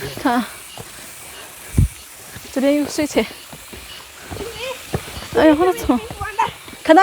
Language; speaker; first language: Chinese; native; Chinese